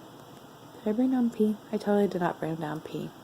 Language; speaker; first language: English; native; English